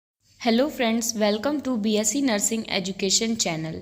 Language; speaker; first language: Hindi; native; Hindi